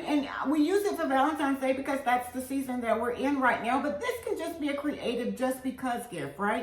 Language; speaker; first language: English; native; English